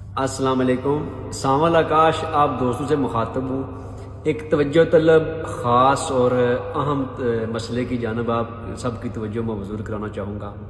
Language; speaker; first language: Urdu; non-native, local second language; Punjabi